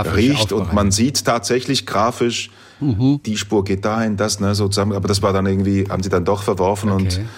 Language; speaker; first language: German; native; German